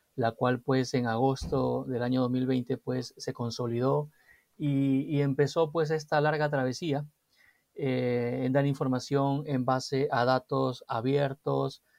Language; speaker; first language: Spanish; native; Spanish